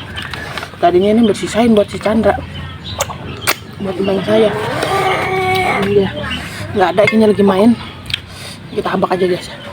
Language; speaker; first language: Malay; non-native, local second language; Sundanese